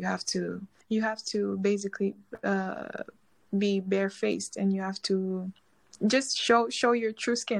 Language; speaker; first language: English; non-native, local second language; Swahili